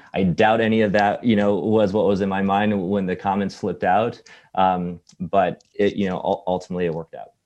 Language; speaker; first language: English; early bilingual, other home language; Chinese